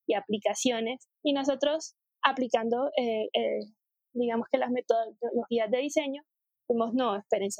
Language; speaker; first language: Spanish; native; Spanish